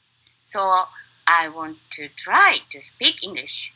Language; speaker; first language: English; non-native, learner; Japanese